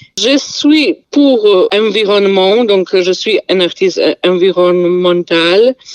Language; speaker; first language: French; non-native, fluent; Polish